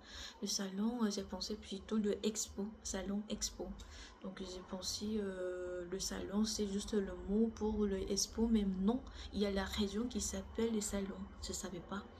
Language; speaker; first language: French; non-native, learner; Korean